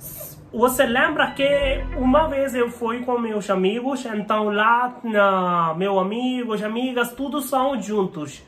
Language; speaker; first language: Portuguese; non-native, learner; Hindi